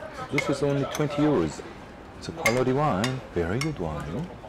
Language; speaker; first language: English; non-native, fluent; Korean